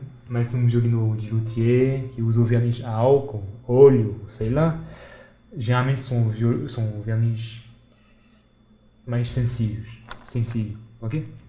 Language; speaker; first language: Portuguese; non-native, fluent; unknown